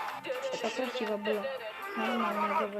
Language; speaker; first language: Russian; non-native, local second language; Ukrainian